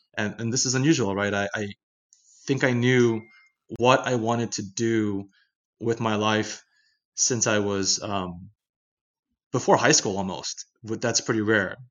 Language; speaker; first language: English; native; English